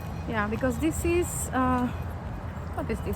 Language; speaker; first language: English; non-native, fluent; Spanish